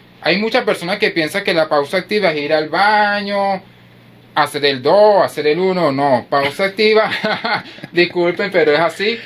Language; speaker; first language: Spanish; native; Spanish